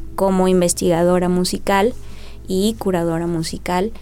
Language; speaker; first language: Spanish; native; Spanish